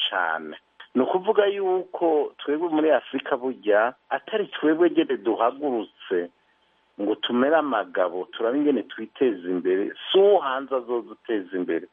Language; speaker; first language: Rundi; native; Rundi